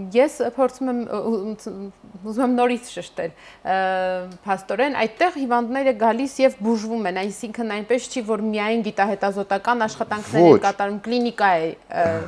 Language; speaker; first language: Armenian; native; Armenian